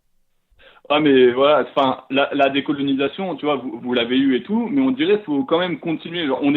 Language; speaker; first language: French; native; French